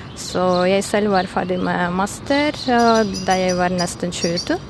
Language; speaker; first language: Norwegian; non-native, fluent; Ukrainian